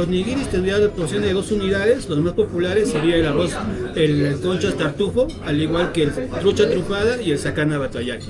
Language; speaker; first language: Spanish; native; Spanish